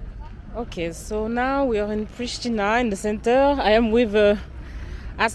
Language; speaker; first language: English; non-native, learner; French